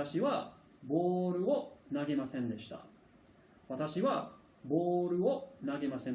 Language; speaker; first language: Japanese; non-native, fluent; English